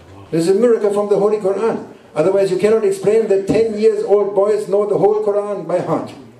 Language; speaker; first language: English; non-native, fluent; German